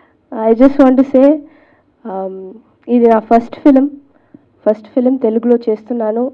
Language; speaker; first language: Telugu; non-native, learner; Tamil